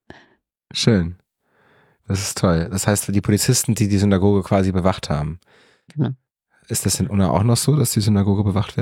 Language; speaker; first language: German; native; German